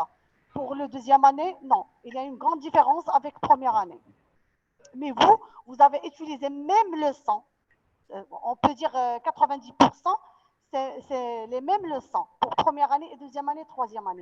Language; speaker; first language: French; non-native, local second language; Arabic